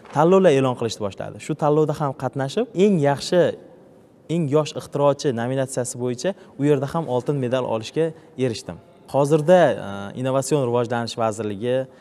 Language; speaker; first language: Uzbek; native; Uzbek